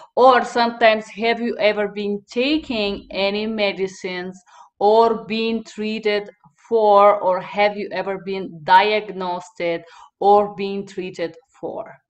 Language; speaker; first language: English; non-native, fluent; Bulgarian